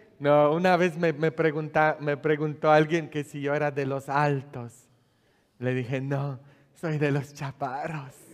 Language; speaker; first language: Spanish; non-native, fluent; Polish